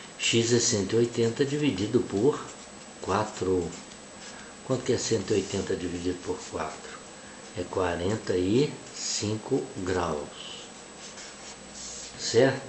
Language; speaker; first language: Portuguese; native; Portuguese